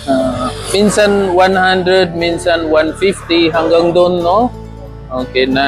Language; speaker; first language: Filipino; non-native, learner; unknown